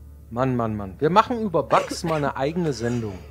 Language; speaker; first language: German; native; German